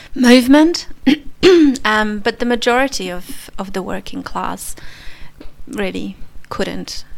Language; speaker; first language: English; non-native, fluent; Polish